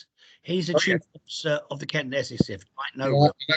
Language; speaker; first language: English; native; English